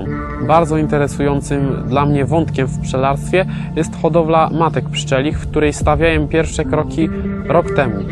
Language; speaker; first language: Polish; native; Polish